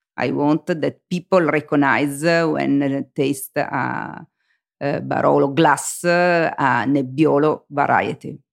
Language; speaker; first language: English; non-native, learner; Italian